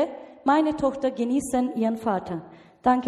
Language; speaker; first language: German; non-native, learner; Turkish